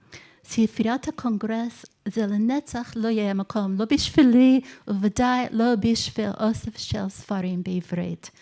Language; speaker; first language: Hebrew; non-native, fluent; English